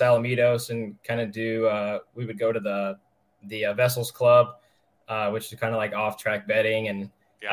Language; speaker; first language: English; native; English